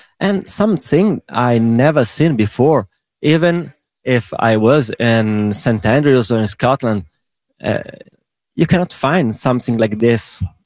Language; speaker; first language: English; non-native, learner; Italian